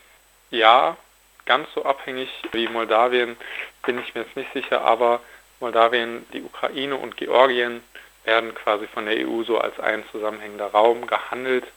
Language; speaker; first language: German; native; German